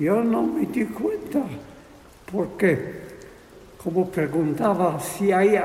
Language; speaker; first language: Spanish; non-native, fluent; Polish